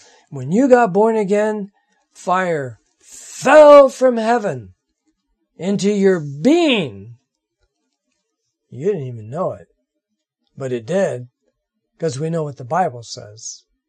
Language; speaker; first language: English; native; English